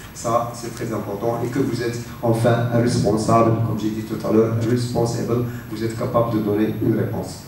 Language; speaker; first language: French; non-native, local second language; Arabic